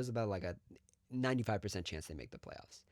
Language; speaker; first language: English; native; English